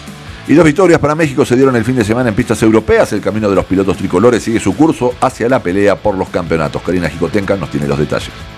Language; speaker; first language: Spanish; native; Spanish